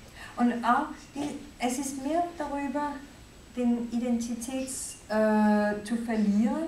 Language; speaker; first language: German; non-native, fluent; Danish